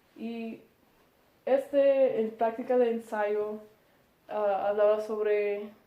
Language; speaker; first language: Spanish; early bilingual, heritage; Spanish